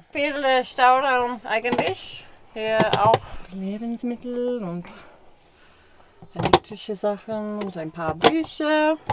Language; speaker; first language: German; non-native, fluent; English